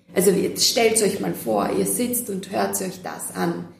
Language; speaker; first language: German; non-native, fluent; Serbian